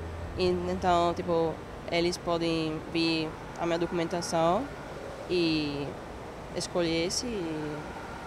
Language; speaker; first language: Portuguese; non-native, learner; Italian